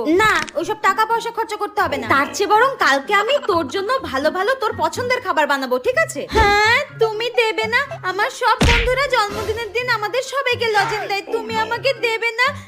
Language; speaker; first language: Bangla; native; Bangla